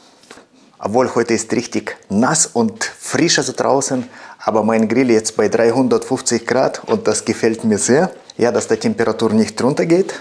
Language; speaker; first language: German; non-native, fluent; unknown